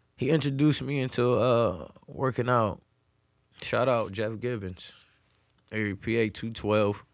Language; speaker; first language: English; native; English